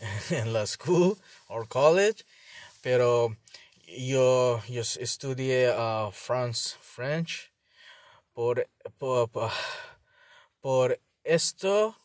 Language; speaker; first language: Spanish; non-native, learner; Bangla